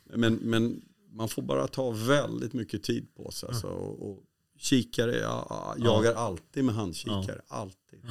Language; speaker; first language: Swedish; native; Swedish